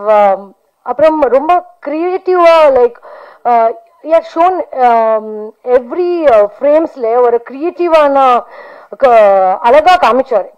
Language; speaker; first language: Tamil; non-native, learner; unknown